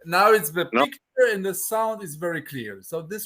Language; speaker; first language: English; non-native, fluent; Polish